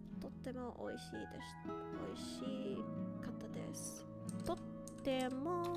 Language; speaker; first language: Japanese; non-native, learner; English